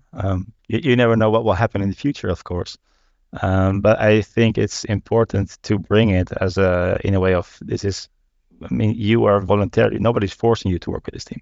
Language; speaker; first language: English; non-native, fluent; Dutch